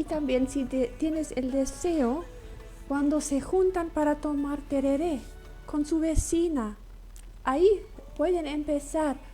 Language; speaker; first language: Spanish; non-native, local second language; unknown